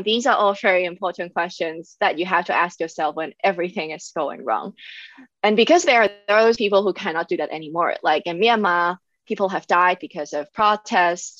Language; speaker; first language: English; non-native, local second language; Cantonese